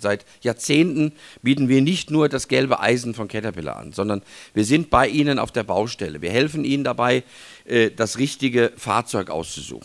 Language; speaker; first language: German; native; German